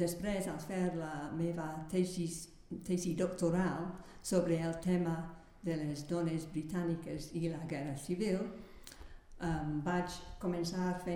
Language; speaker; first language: Catalan; non-native, fluent; English